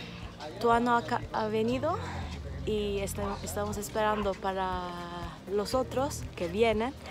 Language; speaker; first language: Spanish; non-native, fluent; Turkish